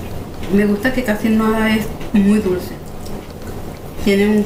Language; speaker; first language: Spanish; native; Spanish